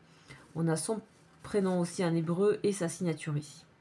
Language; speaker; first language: French; native; French